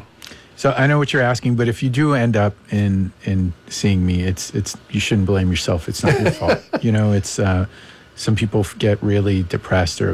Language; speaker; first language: English; non-native, local second language; Persian